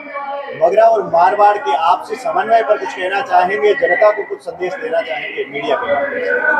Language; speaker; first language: Hindi; native; Hindi